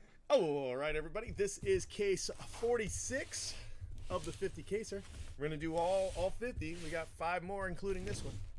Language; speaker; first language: English; native; English